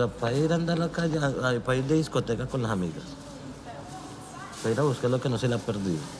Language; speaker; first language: Spanish; native; Spanish